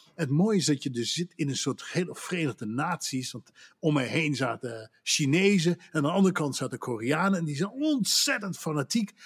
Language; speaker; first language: Dutch; native; Dutch